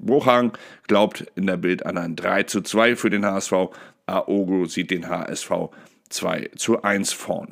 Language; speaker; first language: German; native; German